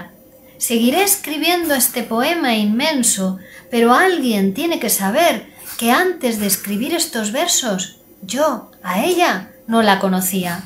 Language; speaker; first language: Spanish; native; Spanish